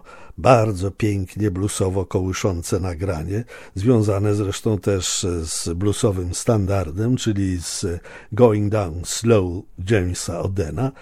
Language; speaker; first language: Polish; native; Polish